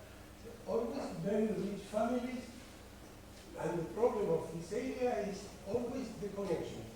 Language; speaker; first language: English; non-native, fluent; Spanish